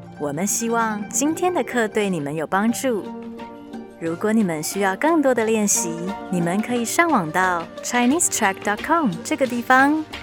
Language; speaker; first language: Chinese; non-native, fluent; English